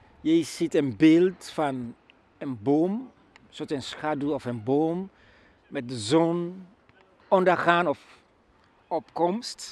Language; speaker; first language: Dutch; non-native, learner; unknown